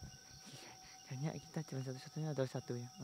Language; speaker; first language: Indonesian; native; Indonesian